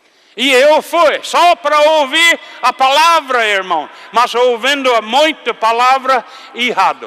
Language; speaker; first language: Portuguese; non-native, fluent; English